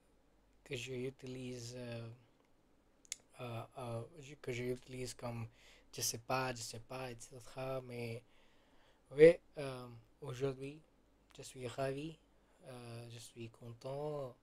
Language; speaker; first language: French; non-native, learner; Gujarati